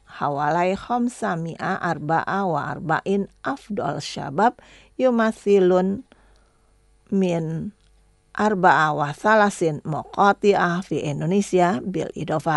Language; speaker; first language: Arabic; non-native, fluent; Indonesian